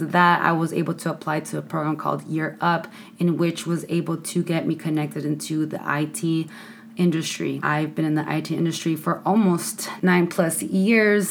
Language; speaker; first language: English; native; English